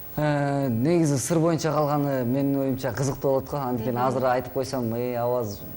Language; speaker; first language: Kyrgyz; native; Kyrgyz